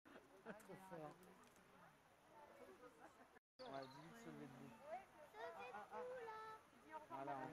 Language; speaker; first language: French; native; French